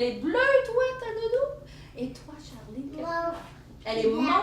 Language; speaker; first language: French; native; French